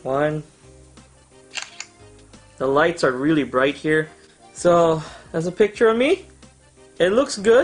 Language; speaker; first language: English; native; English